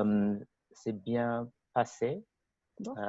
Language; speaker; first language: French; non-native, fluent; English